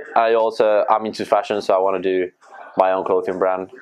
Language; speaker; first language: English; non-native, fluent; Spanish